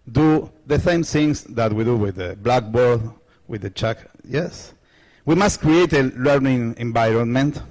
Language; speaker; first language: English; non-native, learner; Spanish